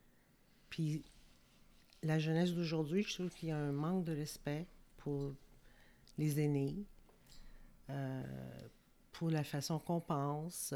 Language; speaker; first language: French; native; French